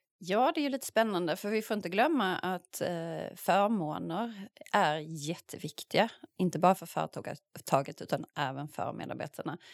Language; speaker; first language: Swedish; native; Swedish